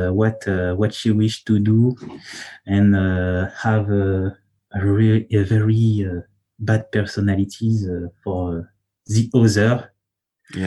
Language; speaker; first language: English; non-native, learner; French